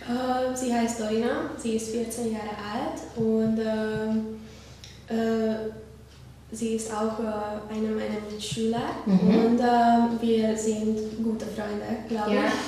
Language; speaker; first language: German; non-native, learner; Hungarian